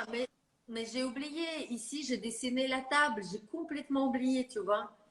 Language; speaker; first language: French; non-native, fluent; Russian